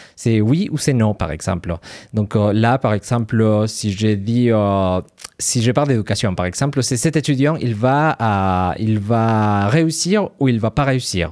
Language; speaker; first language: French; non-native, fluent; Spanish